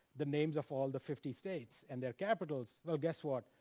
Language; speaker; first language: English; non-native, local second language; Hindi